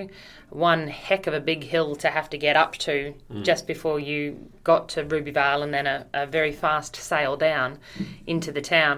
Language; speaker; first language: English; native; English